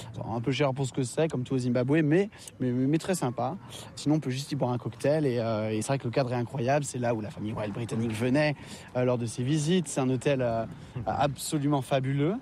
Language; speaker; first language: French; native; French